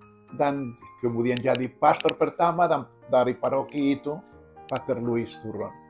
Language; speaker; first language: Indonesian; non-native, fluent; Spanish